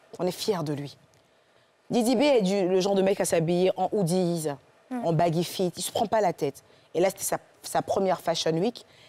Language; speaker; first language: French; native; French